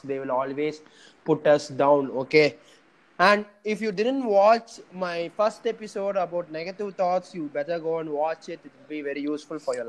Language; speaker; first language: English; non-native, local second language; Tamil